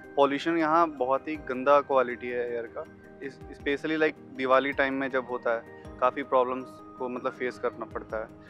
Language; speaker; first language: Hindi; native; Hindi